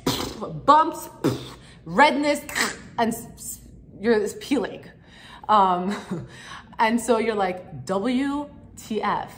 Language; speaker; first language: English; native; English